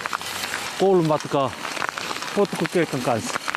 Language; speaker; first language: Finnish; non-native, learner; Korean